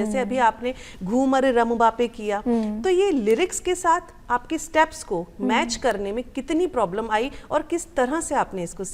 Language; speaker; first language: Hindi; native; Hindi